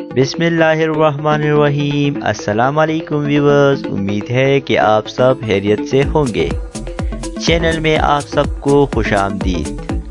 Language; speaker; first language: Urdu; non-native, local second language; Pashto